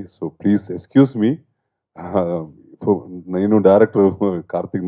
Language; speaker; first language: Telugu; non-native, learner; Tamil